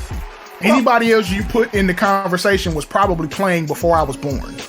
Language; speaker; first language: English; native; English